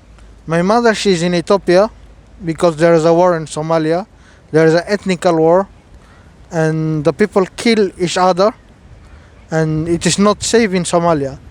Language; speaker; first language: English; non-native, fluent; Somali